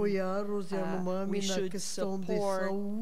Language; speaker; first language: Portuguese; non-native, fluent; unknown